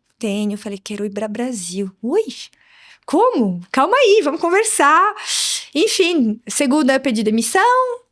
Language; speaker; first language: Portuguese; non-native, fluent; Arabic